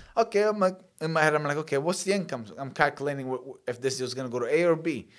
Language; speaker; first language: English; early bilingual, other home language; Italian